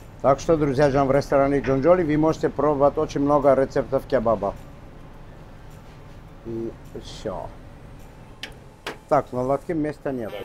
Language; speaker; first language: Russian; non-native, fluent; Armenian